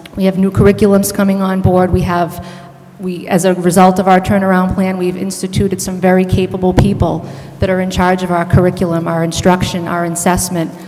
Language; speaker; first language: English; native; English